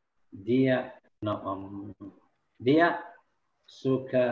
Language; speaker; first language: Indonesian; non-native, learner; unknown